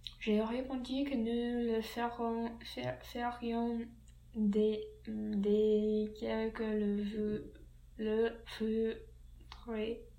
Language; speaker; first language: French; non-native, learner; English